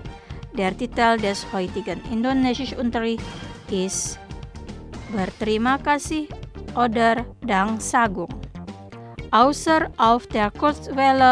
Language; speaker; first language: German; non-native, fluent; Indonesian